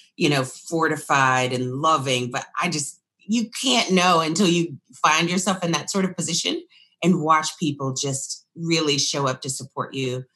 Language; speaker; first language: English; native; English